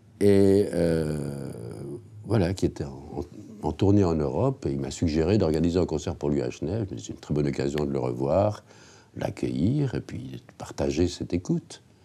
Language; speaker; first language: French; native; French